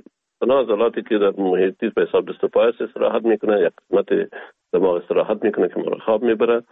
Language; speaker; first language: Persian; native; Persian